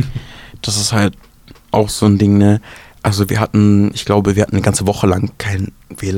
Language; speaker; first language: German; native; German